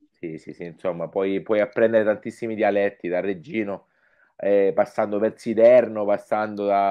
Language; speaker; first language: Italian; native; Italian